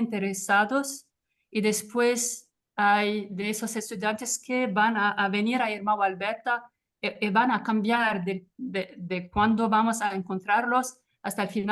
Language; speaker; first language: Spanish; non-native, fluent; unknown